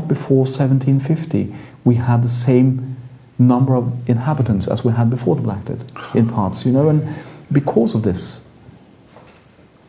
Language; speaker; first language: English; non-native, fluent; Norwegian